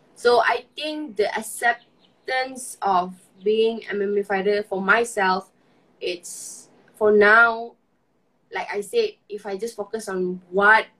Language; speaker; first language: English; non-native, local second language; Malay